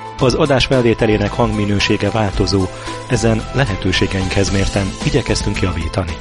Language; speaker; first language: Hungarian; native; Hungarian